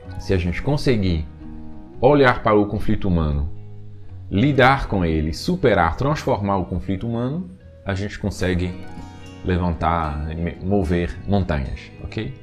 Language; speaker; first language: Portuguese; non-native, fluent; French